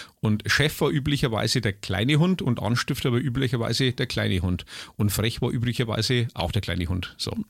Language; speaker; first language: German; native; German